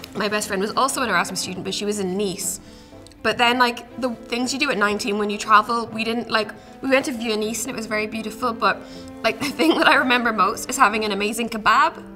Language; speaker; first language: English; native; English